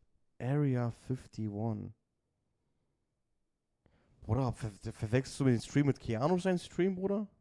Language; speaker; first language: German; native; German